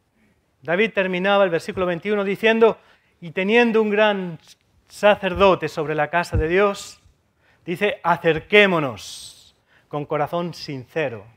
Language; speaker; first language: Spanish; native; Spanish